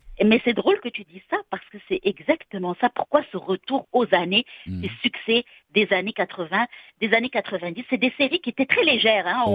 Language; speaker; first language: French; native; French